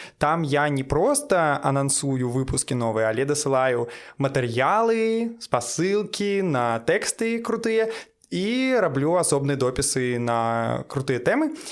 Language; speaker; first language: Belarusian; non-native, local second language; Russian